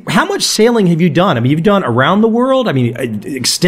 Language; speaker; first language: English; native; English